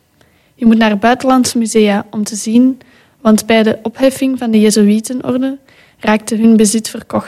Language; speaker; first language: Dutch; native; Dutch